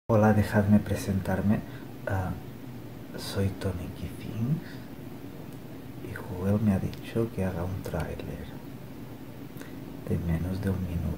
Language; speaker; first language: Spanish; native; Spanish